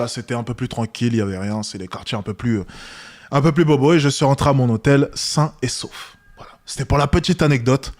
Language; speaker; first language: French; native; French